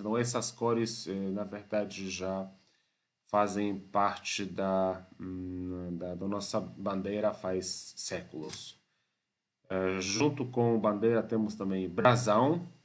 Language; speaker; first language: Portuguese; non-native, fluent; Polish